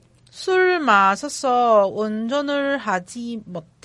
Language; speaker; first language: Korean; non-native, learner; Cantonese